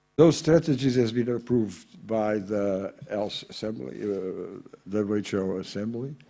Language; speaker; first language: English; non-native, fluent; Portuguese